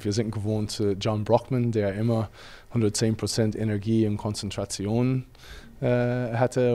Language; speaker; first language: German; non-native, fluent; English